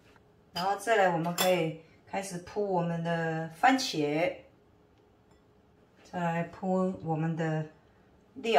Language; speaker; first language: Chinese; native; Chinese